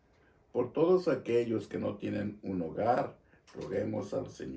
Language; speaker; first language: Spanish; native; Spanish